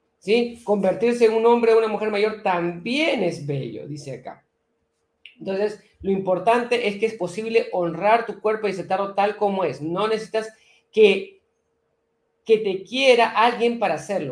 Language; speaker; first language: Spanish; native; Spanish